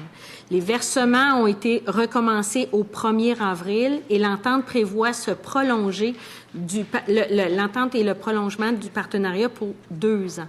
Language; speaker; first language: French; native; French